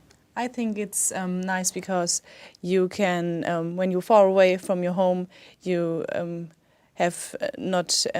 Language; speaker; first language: English; non-native, fluent; German